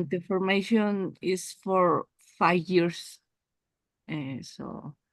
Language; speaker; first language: English; non-native, learner; Spanish